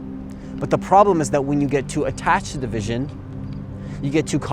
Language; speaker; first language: English; native; English